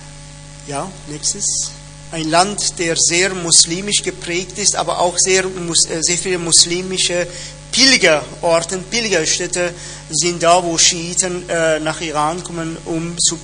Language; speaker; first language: German; non-native, fluent; Persian